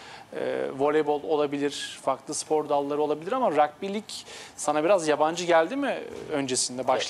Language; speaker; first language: Turkish; native; Turkish